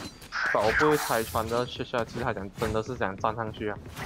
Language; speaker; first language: Chinese; native; Chinese